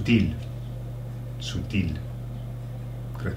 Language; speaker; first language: Spanish; non-native, fluent; English